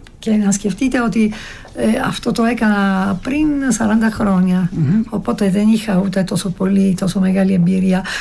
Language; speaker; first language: Greek; non-native, fluent; Italian